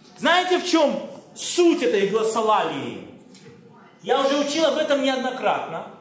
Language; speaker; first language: Russian; native; Russian